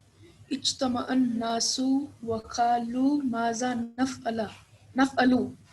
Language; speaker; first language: Arabic; non-native, learner; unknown